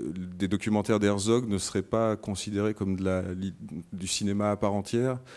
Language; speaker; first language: French; native; French